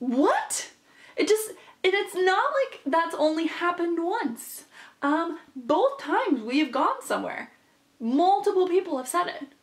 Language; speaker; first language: English; native; English